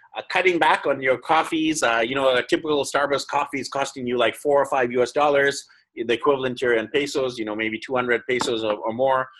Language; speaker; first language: English; native; English